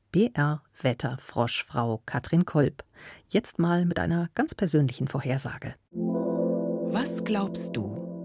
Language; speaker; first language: German; native; German